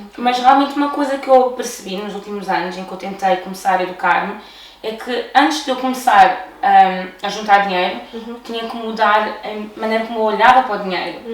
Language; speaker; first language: Portuguese; early bilingual, other home language; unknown